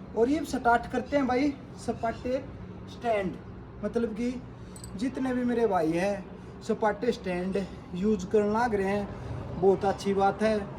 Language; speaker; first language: Hindi; non-native, local second language; Haryanvi